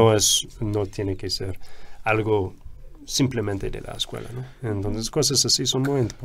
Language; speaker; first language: Spanish; non-native, fluent; English